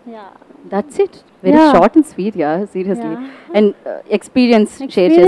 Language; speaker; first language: Telugu; native; Telugu